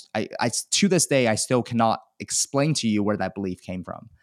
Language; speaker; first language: English; early bilingual, other home language; Chinese